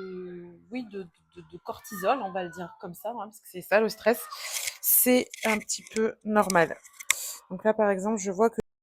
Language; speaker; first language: French; native; French